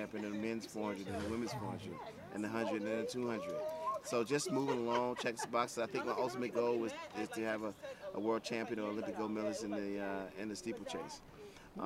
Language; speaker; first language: English; native; English